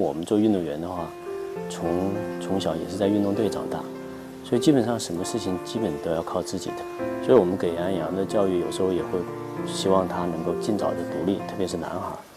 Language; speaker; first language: Chinese; native; Chinese